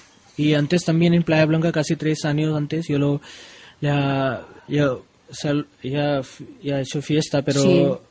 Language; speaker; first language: Spanish; non-native, learner; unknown